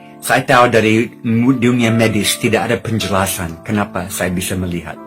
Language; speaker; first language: Indonesian; non-native, fluent; English